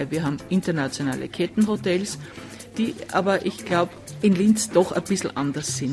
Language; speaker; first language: German; native; German